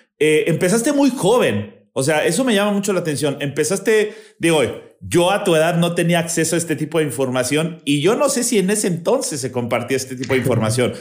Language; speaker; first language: Spanish; native; Spanish